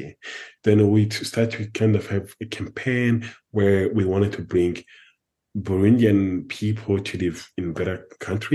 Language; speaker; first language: English; non-native, fluent; French